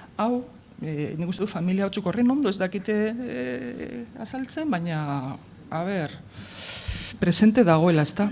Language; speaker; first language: Basque; non-native, local second language; Spanish